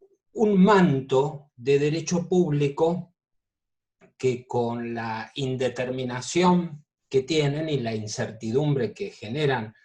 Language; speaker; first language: Spanish; native; Spanish